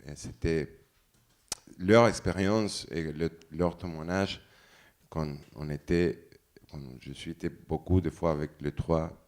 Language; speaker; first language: French; non-native, fluent; Spanish